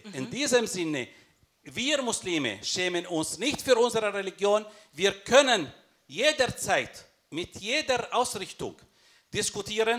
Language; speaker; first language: German; non-native, fluent; Arabic